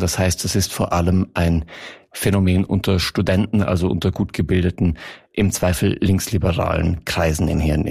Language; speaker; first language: German; native; German